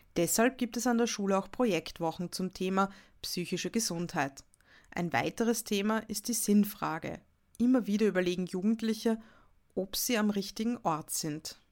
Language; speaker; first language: German; native; German